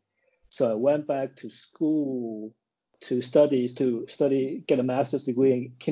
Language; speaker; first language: English; non-native, local second language; Cantonese